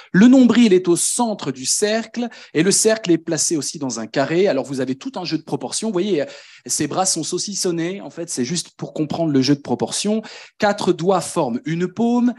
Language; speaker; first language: French; native; French